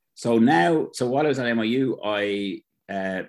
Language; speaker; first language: English; native; English